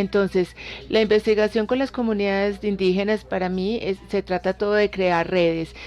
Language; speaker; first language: Spanish; non-native, fluent; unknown